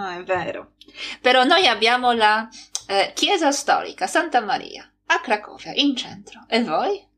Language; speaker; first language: Italian; non-native, fluent; Polish